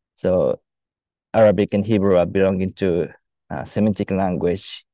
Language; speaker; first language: English; non-native, fluent; Japanese